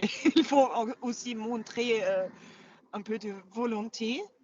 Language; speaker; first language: French; non-native, fluent; German